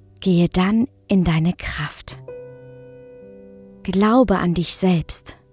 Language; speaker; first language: German; native; German